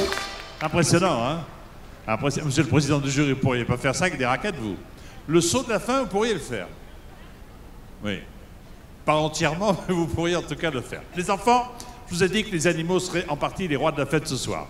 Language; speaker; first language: French; native; French